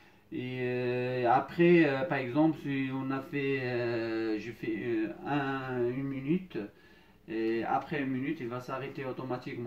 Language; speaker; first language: French; non-native, fluent; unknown